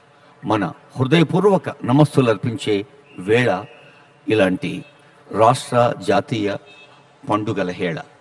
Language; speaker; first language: Telugu; native; Telugu